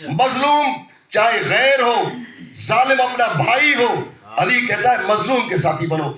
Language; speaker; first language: Urdu; non-native, local second language; Sindhi